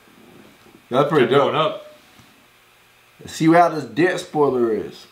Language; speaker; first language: English; native; English